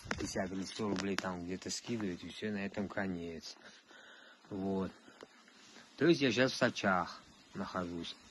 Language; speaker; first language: Russian; non-native, local second language; Tajik